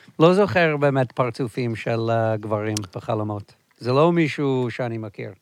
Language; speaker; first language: Hebrew; non-native, fluent; English